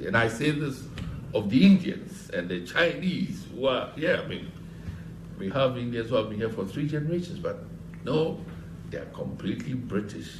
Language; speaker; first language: English; non-native, local second language; Akan